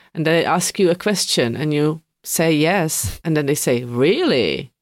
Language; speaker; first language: English; non-native, fluent; Czech